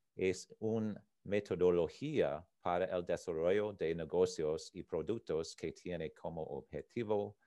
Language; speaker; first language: Spanish; non-native, learner; English